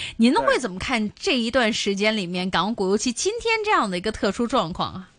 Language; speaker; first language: Chinese; non-native, local second language; Cantonese